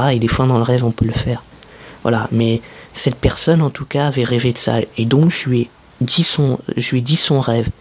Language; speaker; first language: French; native; French